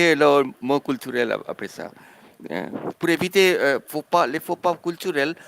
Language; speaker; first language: French; non-native, fluent; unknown